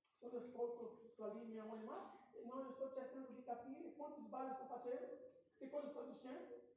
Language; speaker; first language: Italian; non-native, fluent; Portuguese